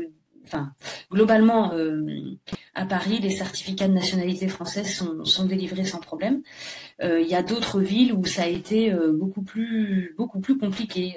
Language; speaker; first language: French; native; French